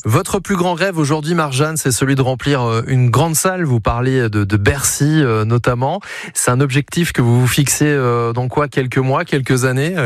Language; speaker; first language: French; native; French